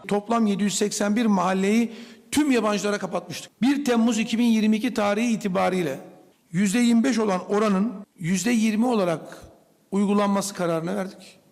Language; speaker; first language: Turkish; native; Turkish